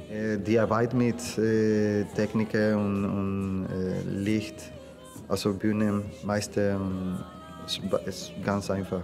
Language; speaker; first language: German; non-native, fluent; Spanish